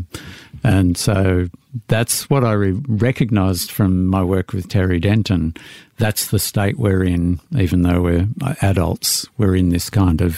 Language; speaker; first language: English; native; English